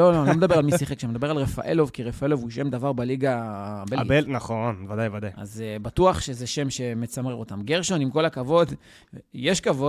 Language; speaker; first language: Hebrew; native; Hebrew